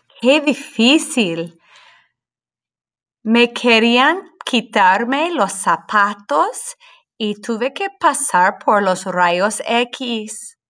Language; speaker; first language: Spanish; non-native, fluent; English